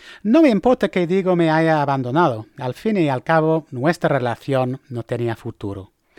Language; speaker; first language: Spanish; non-native, fluent; English